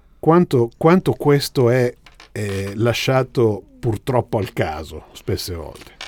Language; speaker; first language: Italian; native; Italian